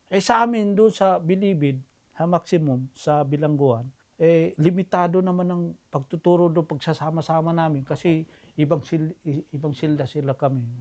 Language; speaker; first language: Filipino; non-native, local second language; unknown